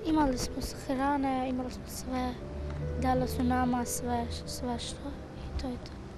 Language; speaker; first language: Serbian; non-native, learner; Persian